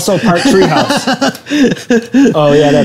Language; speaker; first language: English; native; English